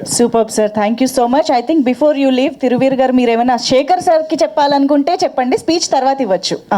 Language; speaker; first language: Telugu; native; Telugu